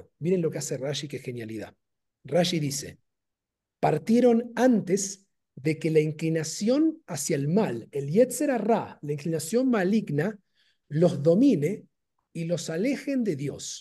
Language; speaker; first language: Spanish; native; Spanish